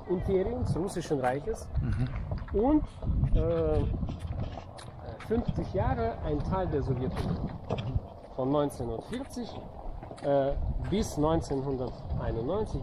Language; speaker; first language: German; non-native, fluent; Romanian